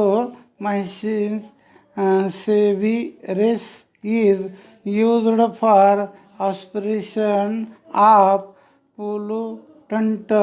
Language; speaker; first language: English; non-native, local second language; Marathi